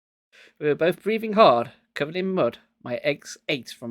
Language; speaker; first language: English; native; English